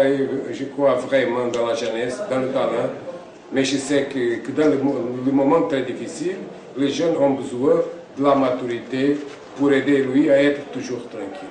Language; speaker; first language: French; non-native, fluent; Portuguese